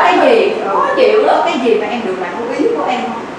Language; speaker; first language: Vietnamese; native; Vietnamese